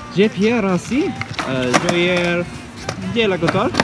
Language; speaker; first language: French; non-native, learner; English